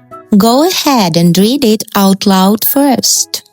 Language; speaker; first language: English; non-native, fluent; Russian